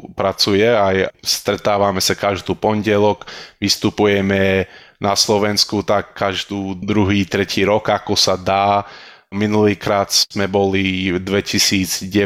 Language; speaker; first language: Slovak; early bilingual, heritage; Slovak